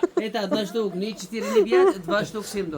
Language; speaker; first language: Russian; non-native, learner; Arabic